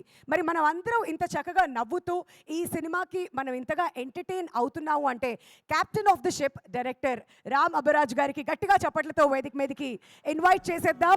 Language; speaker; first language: Telugu; native; Telugu